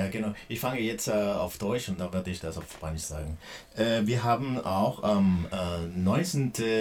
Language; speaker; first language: German; non-native, fluent; Spanish